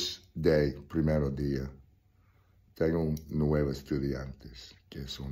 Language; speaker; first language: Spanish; non-native, learner; English